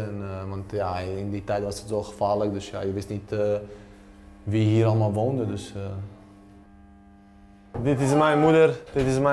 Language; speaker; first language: Dutch; early bilingual, other home language; Bosnian